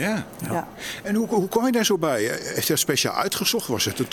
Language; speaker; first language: Dutch; native; Dutch